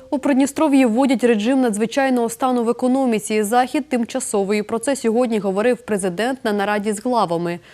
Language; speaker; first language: Ukrainian; native; Ukrainian